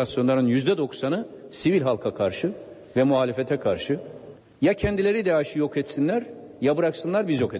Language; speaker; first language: Turkish; native; Turkish